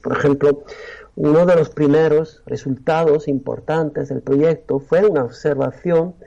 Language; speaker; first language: Spanish; non-native, fluent; Italian